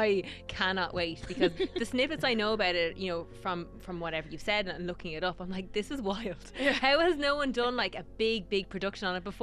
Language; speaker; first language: English; native; English